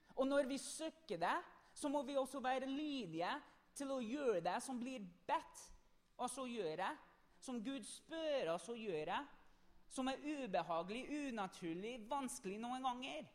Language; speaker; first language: Norwegian; non-native, fluent; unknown